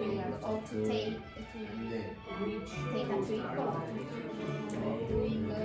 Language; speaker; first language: English; non-native, learner; Italian